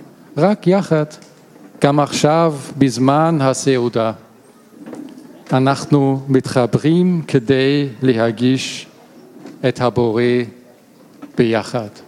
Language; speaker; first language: Hebrew; non-native, learner; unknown